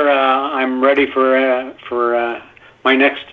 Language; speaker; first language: English; non-native, fluent; Italian